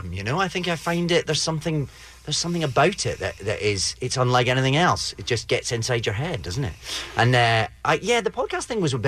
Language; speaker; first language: English; native; English